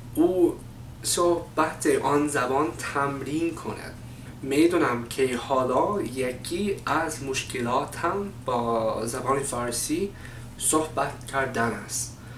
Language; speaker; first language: Persian; non-native, learner; English